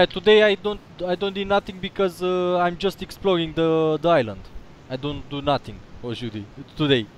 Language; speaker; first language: English; non-native, learner; Romanian